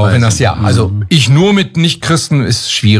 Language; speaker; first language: German; native; German